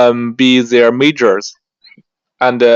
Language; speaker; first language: English; non-native, learner; Chinese